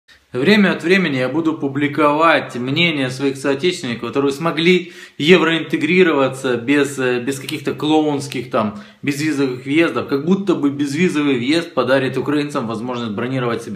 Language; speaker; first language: Russian; native; Russian